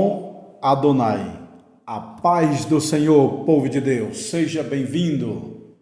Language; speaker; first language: Portuguese; native; Portuguese